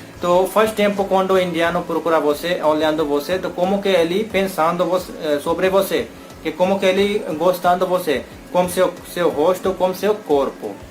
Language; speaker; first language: Portuguese; non-native, learner; Hindi